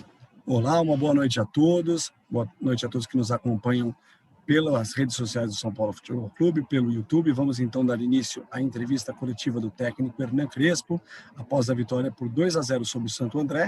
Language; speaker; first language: Portuguese; native; Portuguese